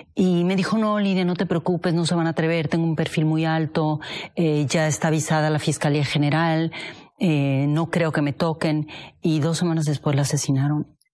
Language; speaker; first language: Spanish; native; Spanish